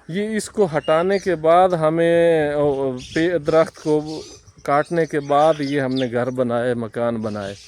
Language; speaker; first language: Urdu; non-native, local second language; Punjabi